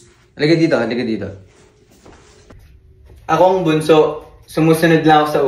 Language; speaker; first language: Filipino; native; Filipino